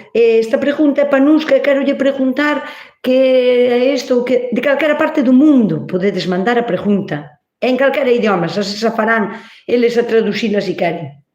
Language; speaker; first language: Galician; native; Galician